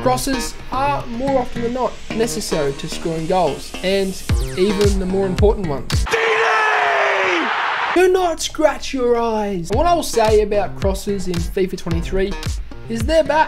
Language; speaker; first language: English; native; English